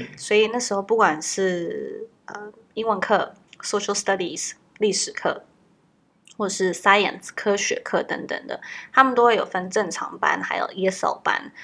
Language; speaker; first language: Chinese; native; Chinese